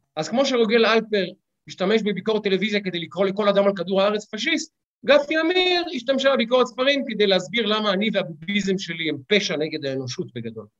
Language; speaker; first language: Hebrew; native; Hebrew